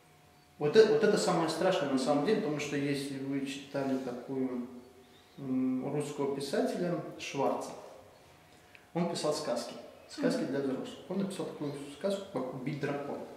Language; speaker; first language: Russian; native; Russian